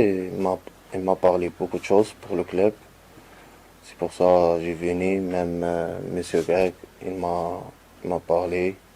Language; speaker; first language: French; non-native, learner; Arabic